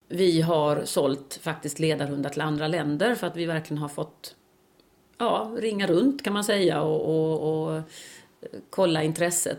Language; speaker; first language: Swedish; native; Swedish